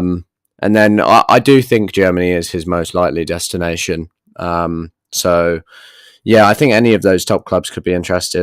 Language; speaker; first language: English; native; English